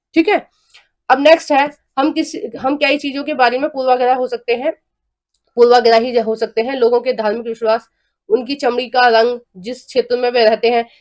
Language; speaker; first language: Hindi; native; Hindi